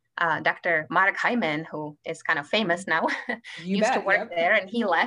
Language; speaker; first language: English; non-native, fluent; Czech